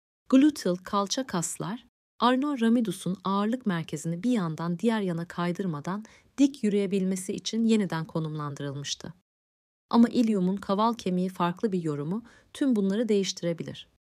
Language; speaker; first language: Turkish; native; Turkish